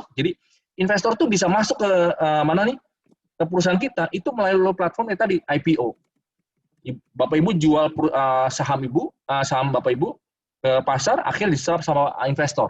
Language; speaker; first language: Indonesian; native; Indonesian